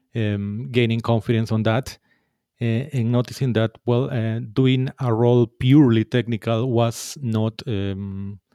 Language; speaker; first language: English; non-native, fluent; Spanish